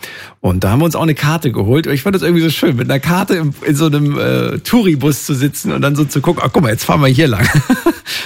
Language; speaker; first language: German; native; German